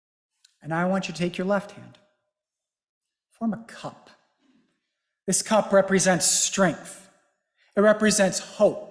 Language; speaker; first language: English; native; English